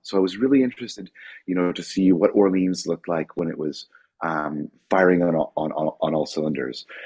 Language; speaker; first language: English; native; English